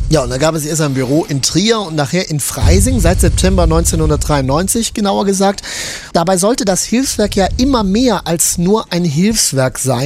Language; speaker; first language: German; native; German